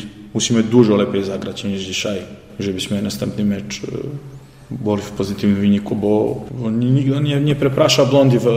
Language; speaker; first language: Polish; non-native, learner; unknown